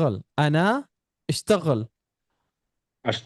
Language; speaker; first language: Arabic; non-native, fluent; Urdu